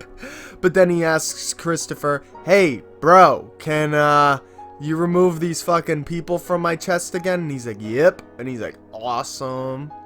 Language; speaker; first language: English; native; English